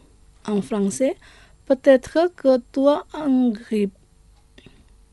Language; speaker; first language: French; non-native, fluent; Indonesian